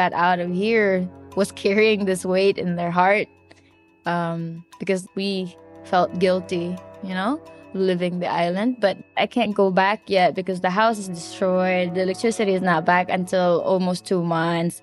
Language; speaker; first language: English; non-native, local second language; Cebuano